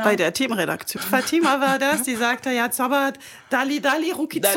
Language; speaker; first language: German; non-native, fluent; French